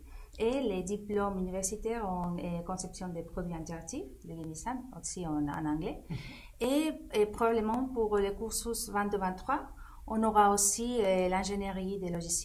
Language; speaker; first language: French; non-native, fluent; Spanish